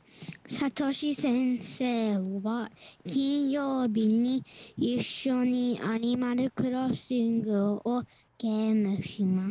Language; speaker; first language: Japanese; non-native, learner; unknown